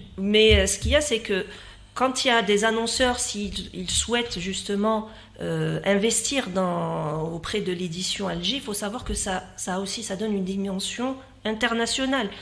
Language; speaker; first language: French; non-native, local second language; Arabic